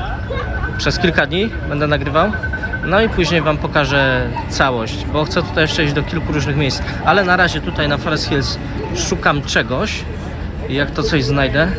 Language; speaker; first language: Polish; native; Polish